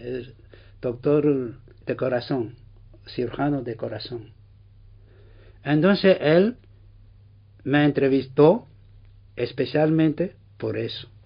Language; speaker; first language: Spanish; non-native, fluent; Chinese